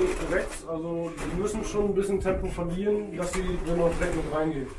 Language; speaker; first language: German; native; German